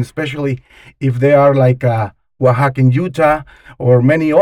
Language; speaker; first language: English; non-native, learner; Spanish